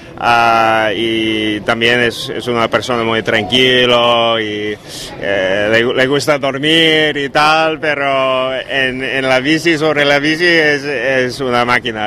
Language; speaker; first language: Spanish; non-native, learner; English